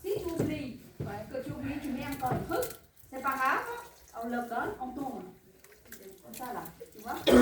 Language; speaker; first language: French; non-native, learner; Vietnamese